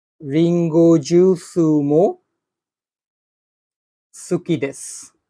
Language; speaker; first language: Japanese; non-native, fluent; Bangla